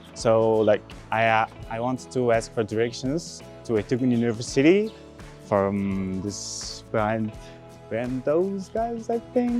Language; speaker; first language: English; non-native, learner; Mongolian